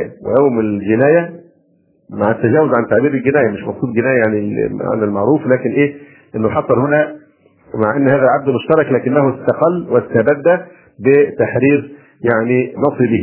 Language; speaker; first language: Arabic; native; Arabic